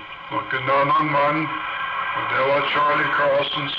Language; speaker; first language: Swedish; early bilingual, heritage; Swedish